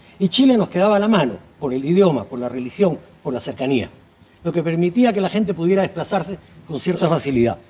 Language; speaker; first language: Spanish; native; Spanish